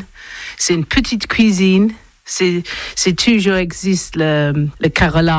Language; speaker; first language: French; non-native, learner; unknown